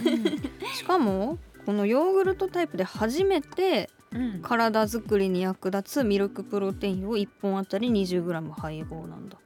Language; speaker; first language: Japanese; native; Japanese